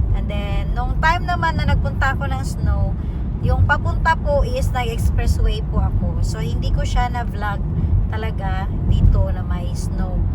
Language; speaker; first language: Filipino; non-native, local second language; Cebuano